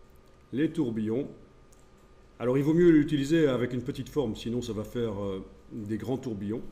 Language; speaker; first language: French; native; French